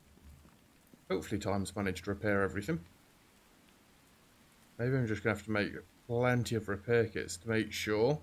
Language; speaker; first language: English; native; English